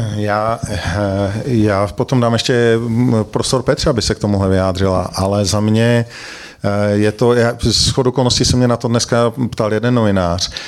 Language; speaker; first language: Czech; native; Czech